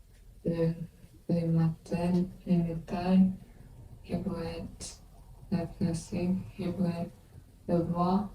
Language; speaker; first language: French; non-native, learner; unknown